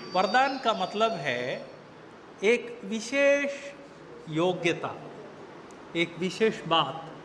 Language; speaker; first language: Hindi; native; Hindi